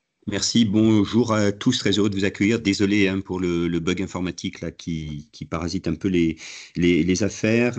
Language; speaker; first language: French; native; French